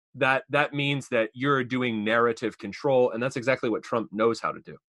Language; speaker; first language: English; native; English